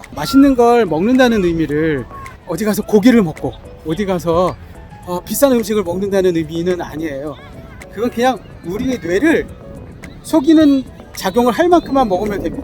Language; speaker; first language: Korean; native; Korean